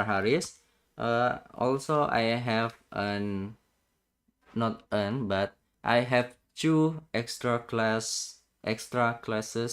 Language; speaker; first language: English; non-native, learner; Indonesian